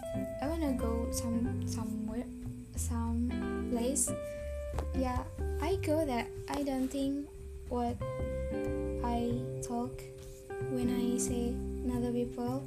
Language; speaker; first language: English; non-native, learner; Indonesian